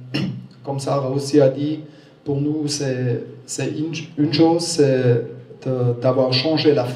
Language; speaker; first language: French; non-native, learner; German